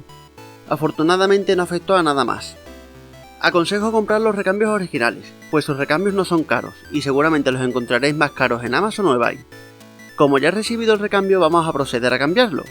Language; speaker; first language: Spanish; native; Spanish